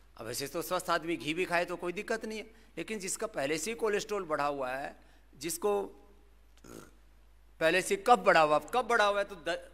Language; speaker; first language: Hindi; native; Hindi